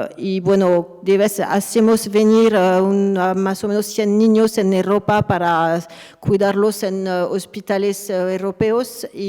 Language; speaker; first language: Spanish; non-native, fluent; French